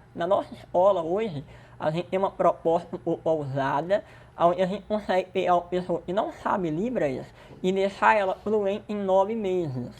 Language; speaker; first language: Portuguese; non-native, local second language; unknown